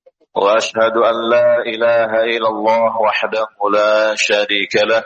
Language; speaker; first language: Arabic; non-native, fluent; Indonesian